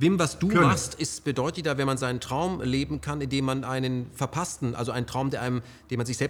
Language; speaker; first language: German; native; German